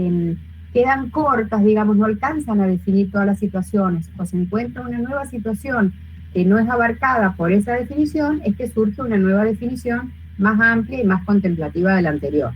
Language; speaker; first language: Spanish; native; Spanish